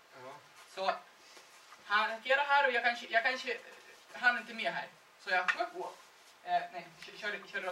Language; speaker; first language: Swedish; non-native, fluent; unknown